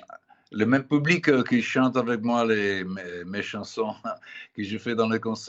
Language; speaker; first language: French; non-native, fluent; Italian